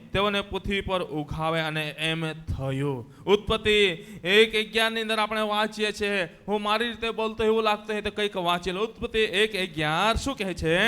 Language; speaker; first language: Gujarati; non-native, local second language; Gamit